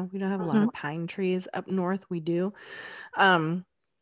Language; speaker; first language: English; native; English